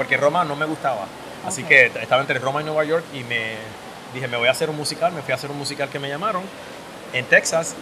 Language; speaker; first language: Spanish; native; Spanish